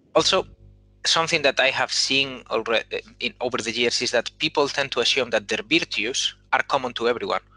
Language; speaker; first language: English; non-native, fluent; Spanish